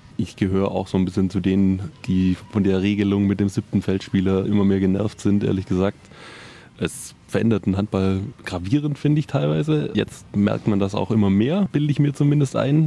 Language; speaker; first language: German; native; German